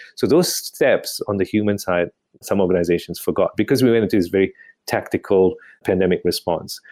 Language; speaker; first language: English; non-native, local second language; Tamil